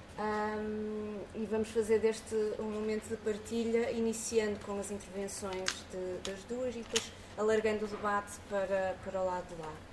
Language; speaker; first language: Portuguese; native; Portuguese